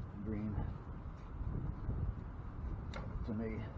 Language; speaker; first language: English; native; English